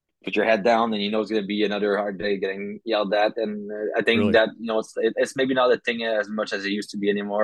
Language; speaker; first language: English; non-native, fluent; French